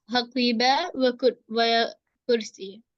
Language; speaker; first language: Arabic; non-native, learner; Urdu